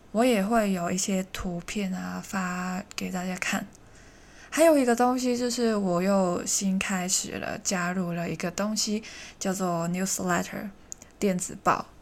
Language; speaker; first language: Chinese; non-native, local second language; Cantonese